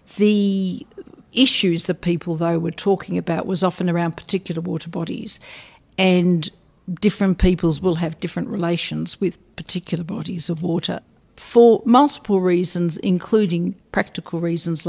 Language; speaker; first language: English; native; English